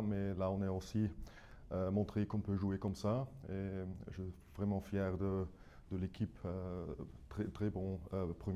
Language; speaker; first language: French; non-native, fluent; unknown